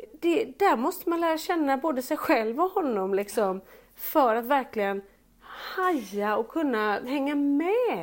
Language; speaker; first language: Swedish; native; Swedish